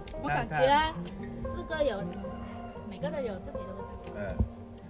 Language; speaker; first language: Chinese; non-native, learner; Vietnamese